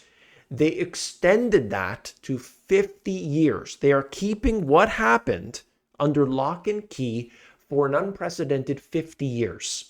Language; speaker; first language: English; native; English